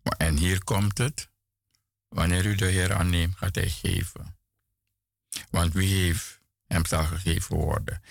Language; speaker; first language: Dutch; native; Dutch